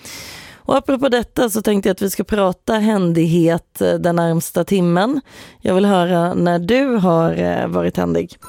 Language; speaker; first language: Swedish; native; Swedish